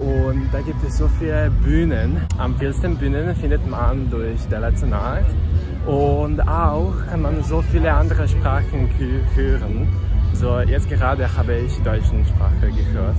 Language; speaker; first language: German; non-native, learner; Serbian